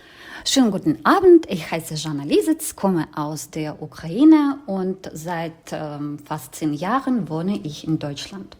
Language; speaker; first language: German; non-native, fluent; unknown